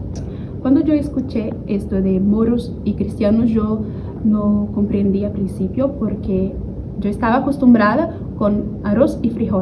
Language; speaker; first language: Spanish; non-native, learner; Portuguese